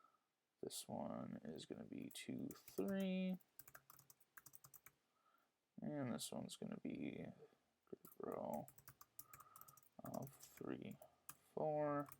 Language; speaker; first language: English; native; English